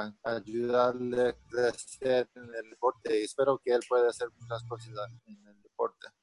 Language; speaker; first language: Spanish; early bilingual, heritage; Spanish